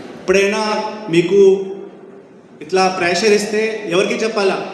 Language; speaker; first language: Telugu; non-native, fluent; Hindi